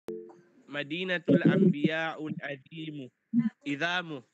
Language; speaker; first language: Arabic; non-native, learner; Filipino